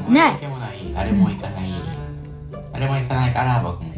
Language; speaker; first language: Japanese; early bilingual, heritage; Japanese